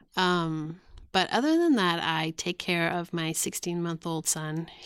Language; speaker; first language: English; native; English